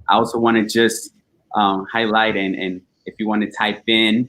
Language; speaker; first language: English; early bilingual, other home language; Spanish